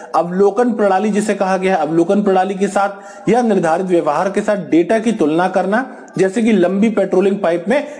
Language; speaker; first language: Hindi; non-native, local second language; Punjabi